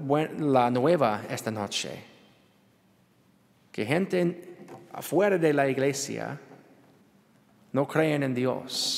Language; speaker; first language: Spanish; non-native, learner; English